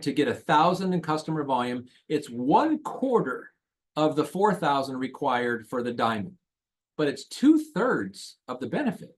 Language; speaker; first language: English; native; English